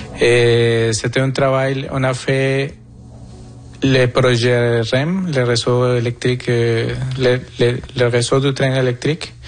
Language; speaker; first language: French; non-native, fluent; Spanish